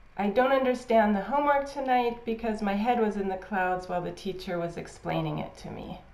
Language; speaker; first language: English; native; English